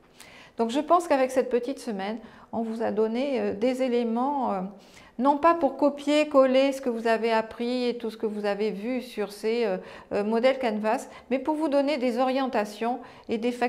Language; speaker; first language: French; native; French